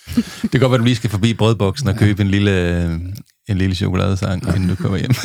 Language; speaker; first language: Danish; native; Danish